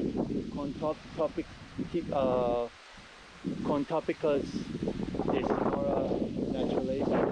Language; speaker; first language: Spanish; non-native, learner; English